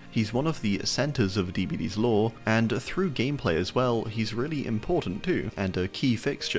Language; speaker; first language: English; native; English